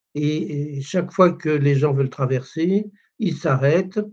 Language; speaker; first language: French; native; French